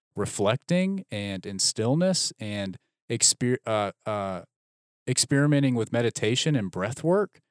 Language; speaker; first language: English; native; English